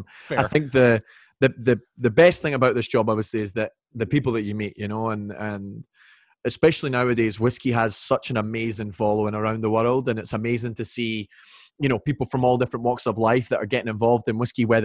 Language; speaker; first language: English; native; English